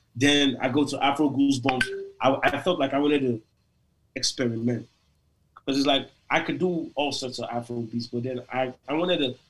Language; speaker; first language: English; non-native, local second language; Igbo